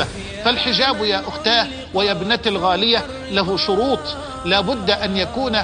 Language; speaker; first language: Arabic; native; Arabic